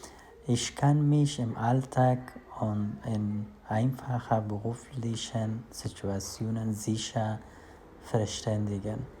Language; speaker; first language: German; non-native, learner; Persian